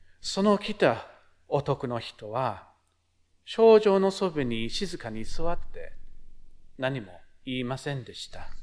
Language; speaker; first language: Japanese; non-native, fluent; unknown